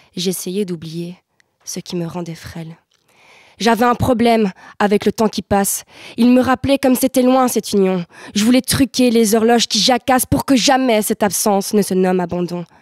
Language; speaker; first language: French; native; French